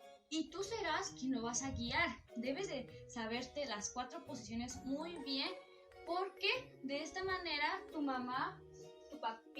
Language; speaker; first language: Spanish; native; Spanish